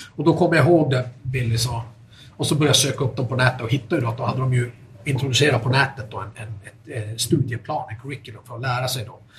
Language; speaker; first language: Swedish; native; Swedish